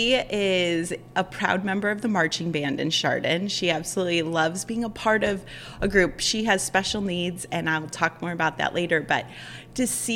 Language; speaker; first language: English; native; English